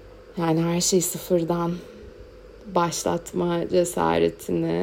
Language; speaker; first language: Turkish; native; Turkish